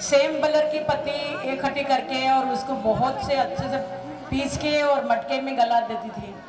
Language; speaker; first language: Hindi; non-native, fluent; Bhili